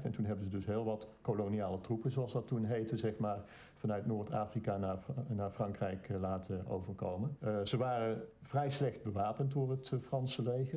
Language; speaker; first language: Dutch; native; Dutch